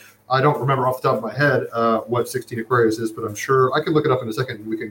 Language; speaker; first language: English; native; English